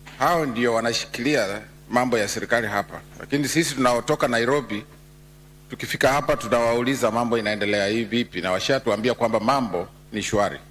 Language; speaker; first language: Swahili; non-native, local second language; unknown